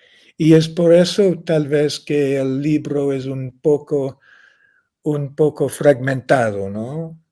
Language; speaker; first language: Spanish; non-native, fluent; English